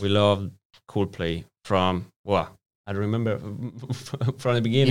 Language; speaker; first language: English; non-native, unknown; Italian